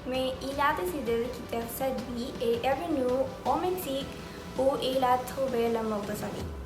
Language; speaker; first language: French; non-native, learner; Spanish